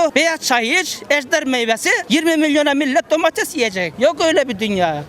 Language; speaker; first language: Turkish; native; Turkish